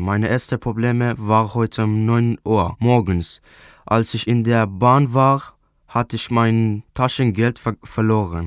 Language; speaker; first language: German; non-native, learner; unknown